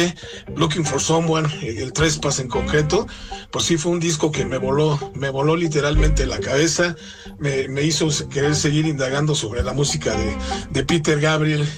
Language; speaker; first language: Spanish; native; Spanish